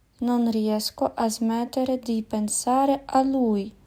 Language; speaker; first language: Italian; non-native, fluent; Ukrainian